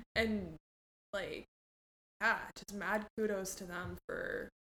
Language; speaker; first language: English; early bilingual, other home language; Spanish